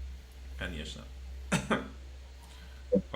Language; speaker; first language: English; non-native, fluent; Spanish